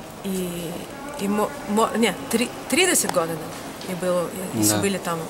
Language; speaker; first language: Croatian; non-native, learner; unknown